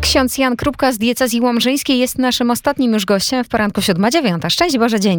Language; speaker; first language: Polish; native; Polish